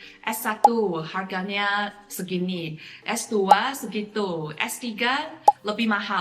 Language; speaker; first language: Indonesian; non-native, fluent; Chinese